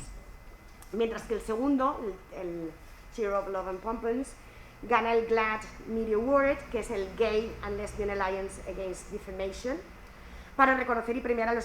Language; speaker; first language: Spanish; native; Spanish